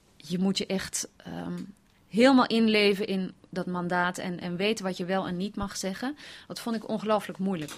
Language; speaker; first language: Dutch; native; Dutch